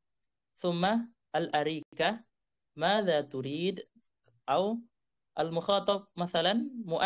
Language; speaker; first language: Arabic; non-native, fluent; Indonesian